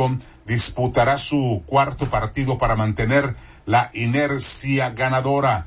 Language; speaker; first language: Spanish; native; Spanish